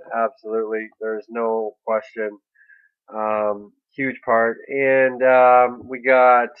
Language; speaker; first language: English; native; English